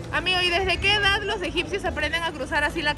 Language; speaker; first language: Spanish; native; Spanish